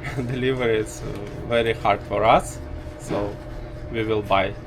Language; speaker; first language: English; non-native, learner; Russian